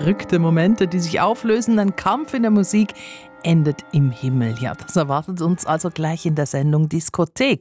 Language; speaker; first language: German; native; German